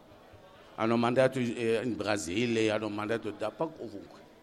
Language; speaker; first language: Italian; non-native, fluent; French